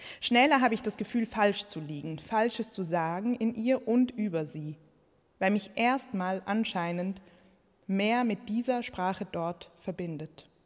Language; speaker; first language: German; early bilingual, other home language; Croatian